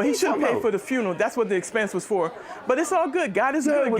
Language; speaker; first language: English; native; English